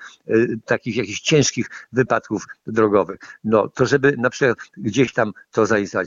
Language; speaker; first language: Polish; native; Polish